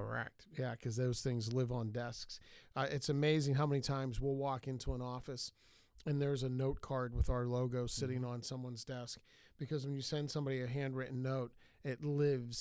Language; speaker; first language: English; native; English